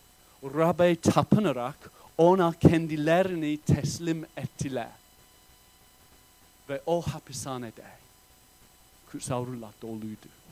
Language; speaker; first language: Turkish; non-native, fluent; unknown